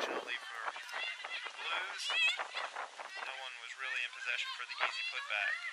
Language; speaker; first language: English; native; English